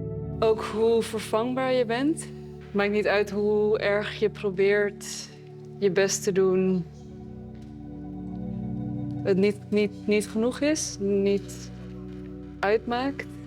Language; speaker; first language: Dutch; early bilingual, other home language; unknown